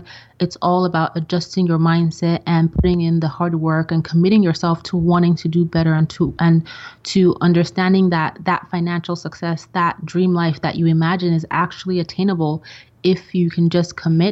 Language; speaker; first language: English; non-native, local second language; Yoruba